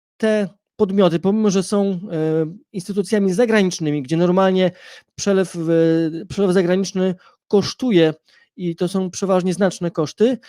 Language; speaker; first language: Polish; native; Polish